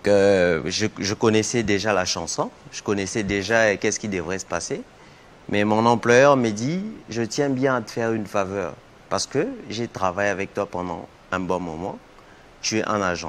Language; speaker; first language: French; non-native, local second language; Lingala